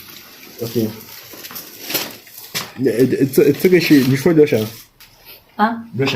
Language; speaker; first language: Chinese; non-native, learner; French